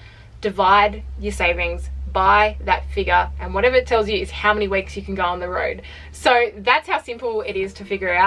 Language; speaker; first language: English; native; English